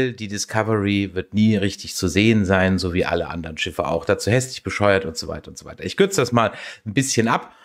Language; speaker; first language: German; native; German